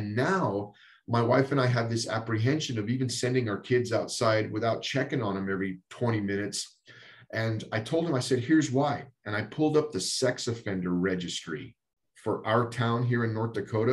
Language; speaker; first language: English; native; English